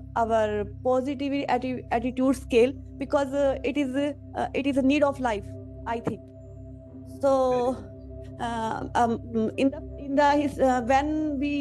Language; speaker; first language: English; non-native, learner; Hindi